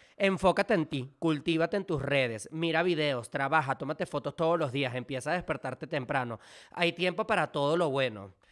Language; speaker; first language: Spanish; native; Spanish